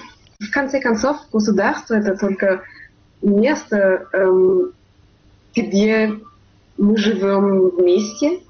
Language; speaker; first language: Russian; non-native, fluent; German